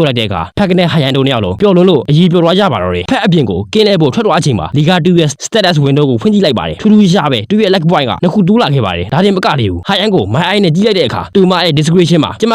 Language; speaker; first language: Burmese; native; Burmese